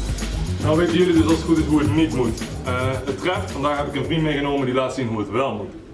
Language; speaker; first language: Dutch; native; Dutch